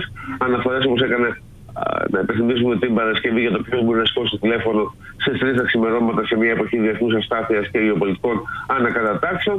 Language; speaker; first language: Greek; native; Greek